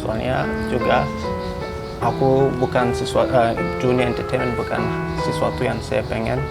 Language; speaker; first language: Indonesian; non-native, fluent; Hausa